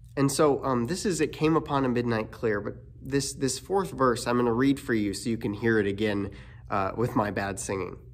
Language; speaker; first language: English; native; English